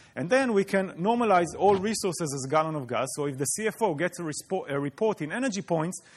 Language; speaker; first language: English; non-native, fluent; Hebrew